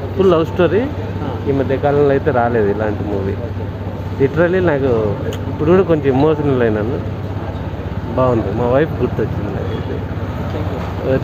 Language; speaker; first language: Telugu; native; Telugu